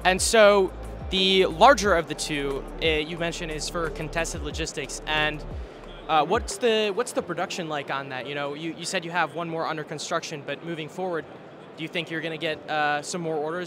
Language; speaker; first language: English; native; English